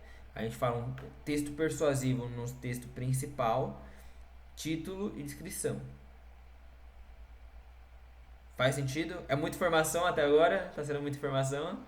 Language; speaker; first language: Portuguese; native; Portuguese